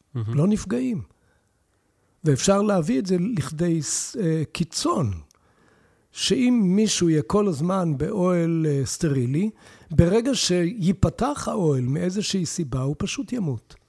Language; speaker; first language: Hebrew; native; Hebrew